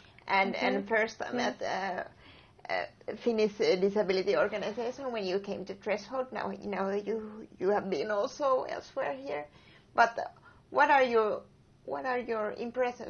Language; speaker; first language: English; non-native, learner; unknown